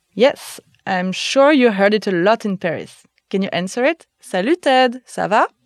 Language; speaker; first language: English; non-native, fluent; French